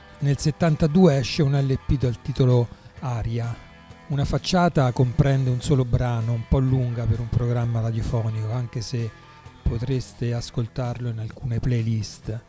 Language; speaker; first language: Italian; native; Italian